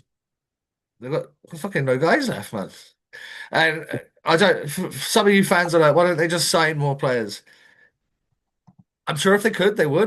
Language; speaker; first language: English; native; English